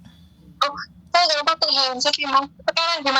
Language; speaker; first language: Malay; non-native, local second language; Javanese